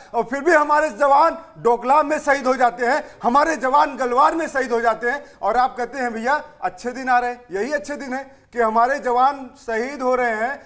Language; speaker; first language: Hindi; native; Hindi